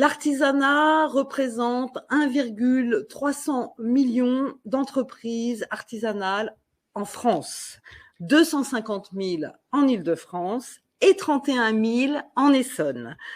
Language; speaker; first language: French; native; French